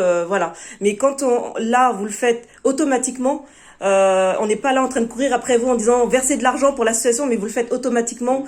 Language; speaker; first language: French; native; French